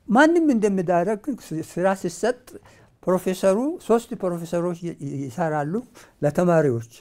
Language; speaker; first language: Amharic; non-native, local second language; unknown